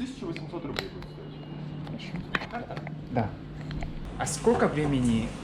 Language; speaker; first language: Russian; non-native, learner; Korean